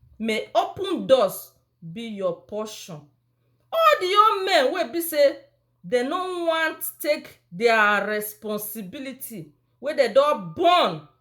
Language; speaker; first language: Nigerian Pidgin; non-native, local second language; Bini